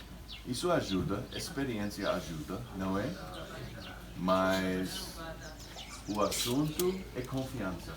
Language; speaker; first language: Portuguese; non-native, fluent; English